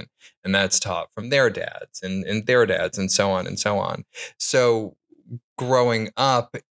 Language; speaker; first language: English; native; English